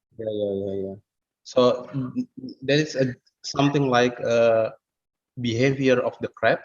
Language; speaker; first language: English; non-native, fluent; Indonesian